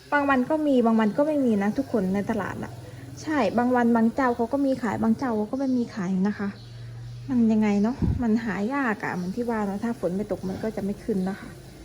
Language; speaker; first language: Thai; non-native, local second language; Northern Khmer